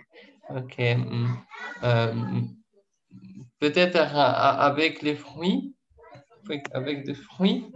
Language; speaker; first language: French; non-native, fluent; Russian